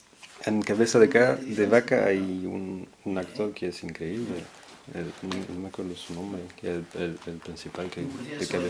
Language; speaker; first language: Spanish; non-native, fluent; French